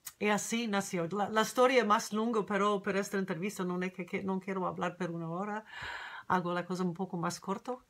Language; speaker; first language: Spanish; non-native, learner; English